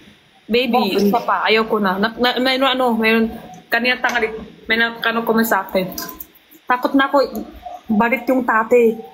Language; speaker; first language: Filipino; non-native, learner; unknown